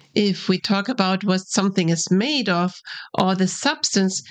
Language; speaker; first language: English; non-native, fluent; German